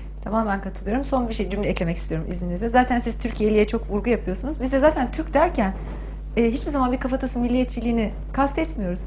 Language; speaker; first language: Turkish; native; Turkish